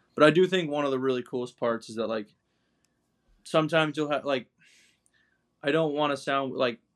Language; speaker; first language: English; native; English